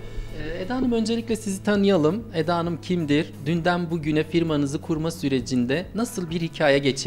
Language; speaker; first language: Turkish; native; Turkish